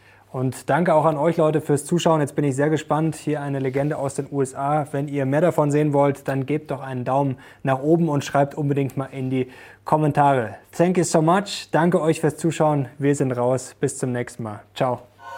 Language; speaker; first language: German; native; German